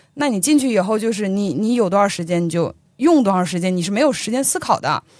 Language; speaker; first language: Chinese; native; Chinese